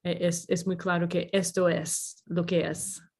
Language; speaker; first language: Spanish; non-native, learner; English